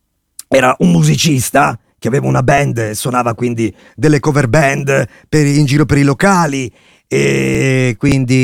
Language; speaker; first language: Italian; native; Italian